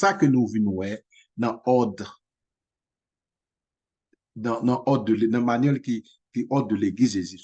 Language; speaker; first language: French; non-native, local second language; Haitian Creole